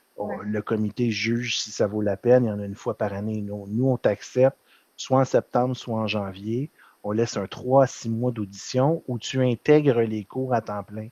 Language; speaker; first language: French; native; French